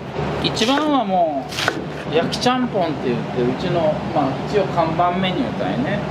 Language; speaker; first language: Japanese; native; Japanese